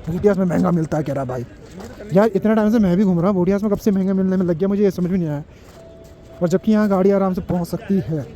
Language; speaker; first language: Hindi; native; Hindi